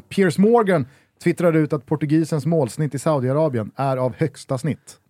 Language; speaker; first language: Swedish; native; Swedish